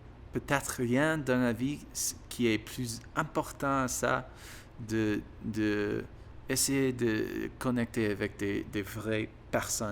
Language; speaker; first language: French; non-native, learner; English